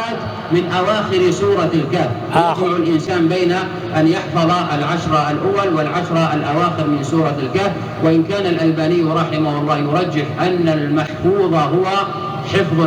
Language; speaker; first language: Arabic; native; Arabic